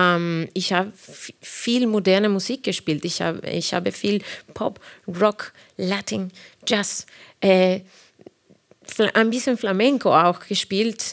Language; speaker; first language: German; non-native, fluent; Spanish